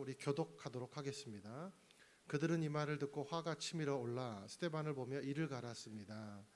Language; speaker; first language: Korean; native; Korean